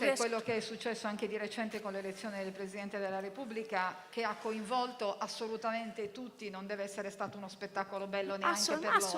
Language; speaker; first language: Italian; native; Italian